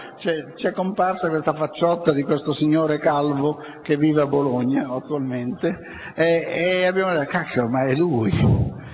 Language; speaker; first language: Italian; native; Italian